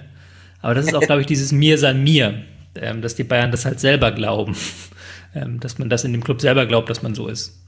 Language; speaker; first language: German; native; German